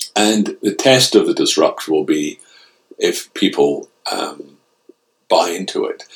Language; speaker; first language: English; native; English